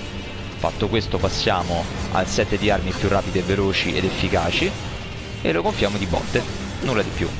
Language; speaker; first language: Italian; native; Italian